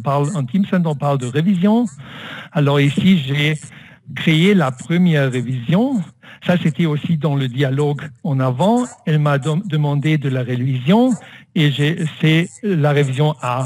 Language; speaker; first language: French; non-native, fluent; German